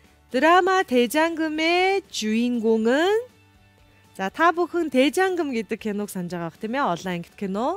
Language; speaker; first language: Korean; non-native, learner; Mongolian